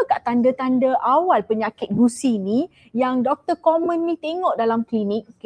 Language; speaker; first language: Malay; native; Malay